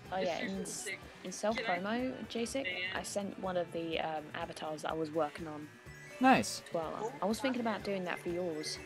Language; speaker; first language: English; native; English